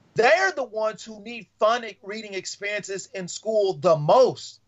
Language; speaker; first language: English; native; English